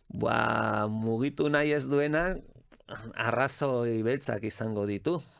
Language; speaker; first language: Basque; non-native, local second language; Spanish